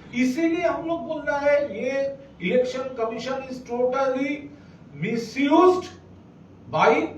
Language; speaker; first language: Hindi; non-native, local second language; Bangla